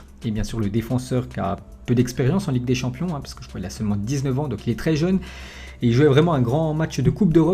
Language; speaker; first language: French; native; French